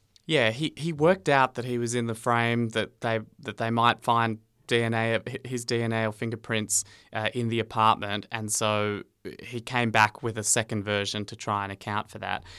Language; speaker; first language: English; native; English